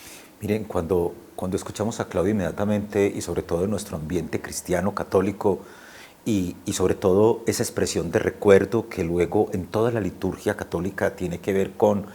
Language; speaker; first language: Spanish; native; Spanish